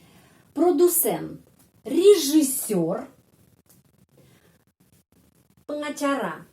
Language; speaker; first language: Indonesian; non-native, fluent; Russian